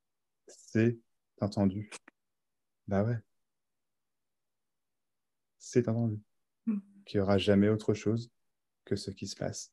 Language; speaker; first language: French; native; French